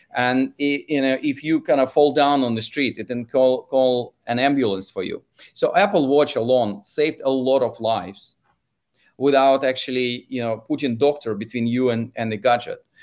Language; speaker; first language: English; non-native, fluent; Russian